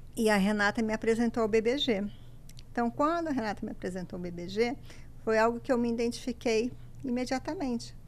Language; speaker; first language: Portuguese; native; Portuguese